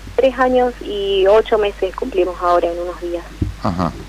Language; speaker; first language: Spanish; native; Spanish